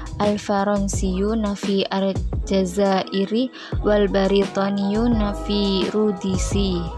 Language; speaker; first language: Arabic; non-native, learner; Indonesian